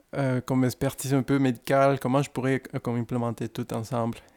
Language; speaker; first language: French; non-native, fluent; Spanish